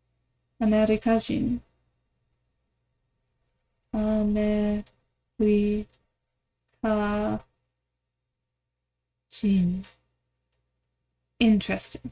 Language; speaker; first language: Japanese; non-native, learner; English